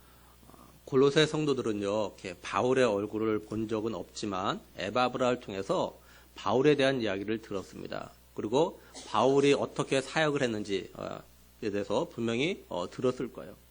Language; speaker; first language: Korean; native; Korean